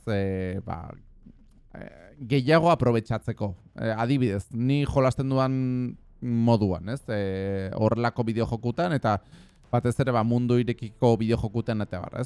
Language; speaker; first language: Basque; non-native, fluent; Spanish